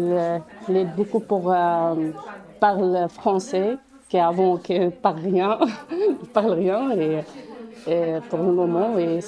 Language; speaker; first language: French; non-native, learner; Arabic